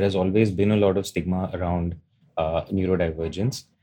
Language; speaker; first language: English; non-native, local second language; Hindi